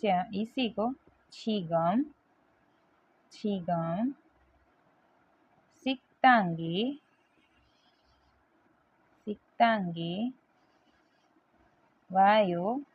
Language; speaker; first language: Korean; non-native, fluent; Hindi